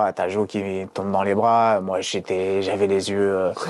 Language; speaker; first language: French; native; French